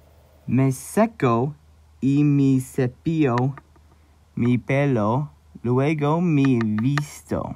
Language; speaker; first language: Spanish; non-native, learner; English